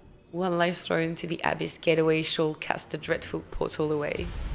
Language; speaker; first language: English; non-native, fluent; French